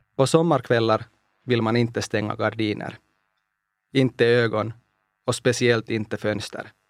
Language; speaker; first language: Swedish; non-native, local second language; Finnish